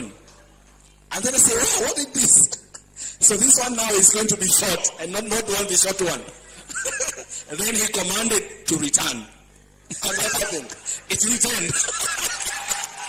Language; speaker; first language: English; non-native, local second language; Swahili